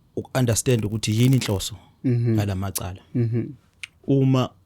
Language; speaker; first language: Zulu; native; Zulu